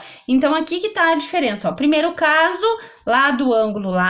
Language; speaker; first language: Portuguese; native; Portuguese